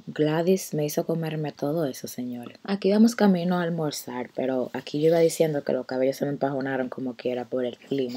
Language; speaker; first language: Spanish; native; Spanish